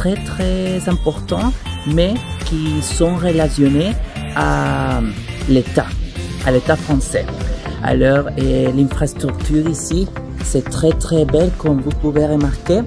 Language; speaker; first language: French; non-native, fluent; Spanish